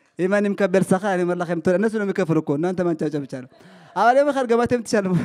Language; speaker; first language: Hebrew; early bilingual, other home language; Amharic